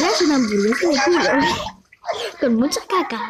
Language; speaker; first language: Spanish; native; Spanish